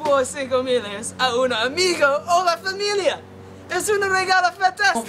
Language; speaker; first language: Spanish; non-native, learner; English